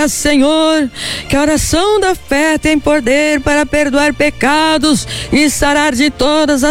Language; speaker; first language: Portuguese; native; Portuguese